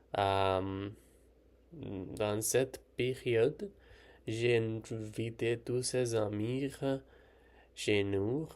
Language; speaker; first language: French; non-native, learner; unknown